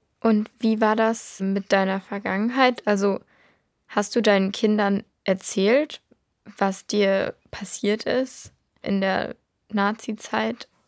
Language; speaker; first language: German; native; German